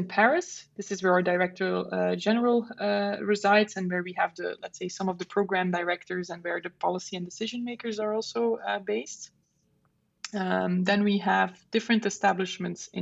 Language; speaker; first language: English; non-native, fluent; Dutch